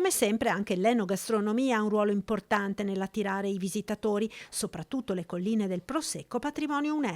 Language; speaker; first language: Italian; native; Italian